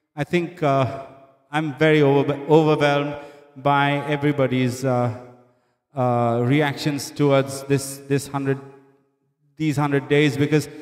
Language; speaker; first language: English; native; English